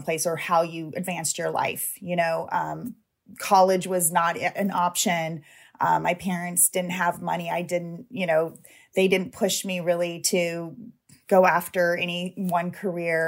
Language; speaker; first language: English; native; English